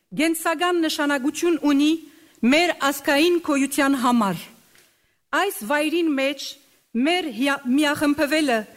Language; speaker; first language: Armenian; native; Armenian